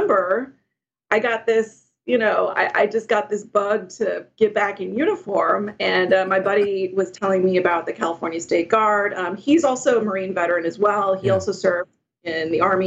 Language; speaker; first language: English; native; English